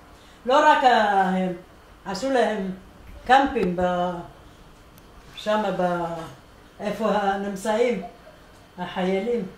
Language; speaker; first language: Hebrew; non-native, fluent; Arabic